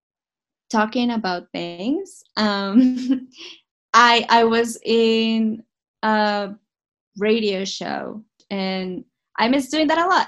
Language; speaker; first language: English; non-native, fluent; Spanish